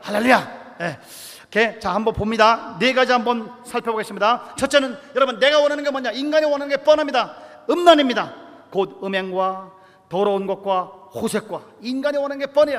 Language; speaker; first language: Korean; native; Korean